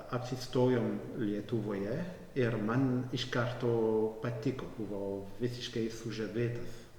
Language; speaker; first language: Lithuanian; non-native, fluent; French